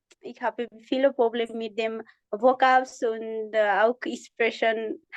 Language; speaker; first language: German; non-native, learner; Nepali